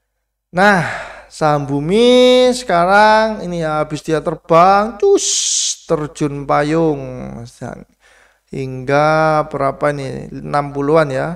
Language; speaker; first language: Indonesian; native; Indonesian